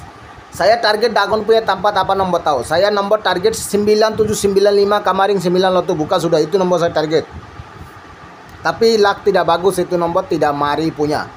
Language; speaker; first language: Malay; non-native, learner; Bangla